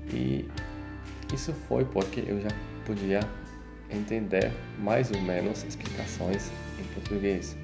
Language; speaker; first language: Portuguese; non-native, fluent; Polish